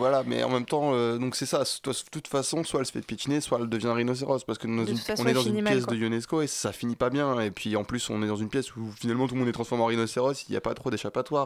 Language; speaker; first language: French; native; French